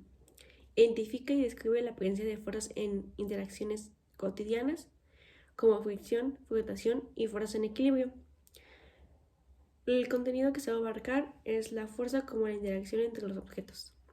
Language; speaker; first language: Spanish; native; Spanish